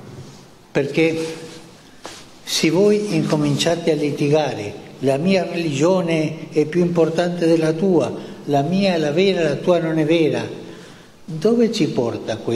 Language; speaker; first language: Italian; non-native, fluent; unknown